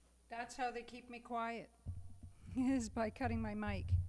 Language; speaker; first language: English; native; English